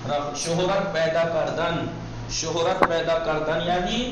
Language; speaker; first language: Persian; non-native, fluent; Urdu